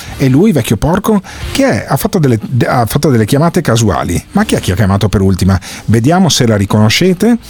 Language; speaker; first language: Italian; native; Italian